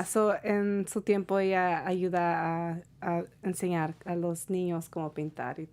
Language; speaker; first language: Spanish; early bilingual, heritage; Spanish